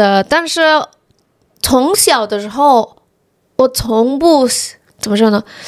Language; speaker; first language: Chinese; non-native, fluent; Indonesian